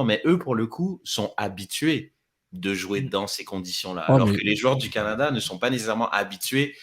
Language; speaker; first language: French; native; French